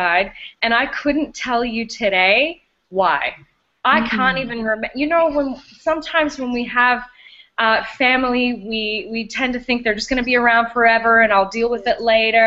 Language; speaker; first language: English; native; English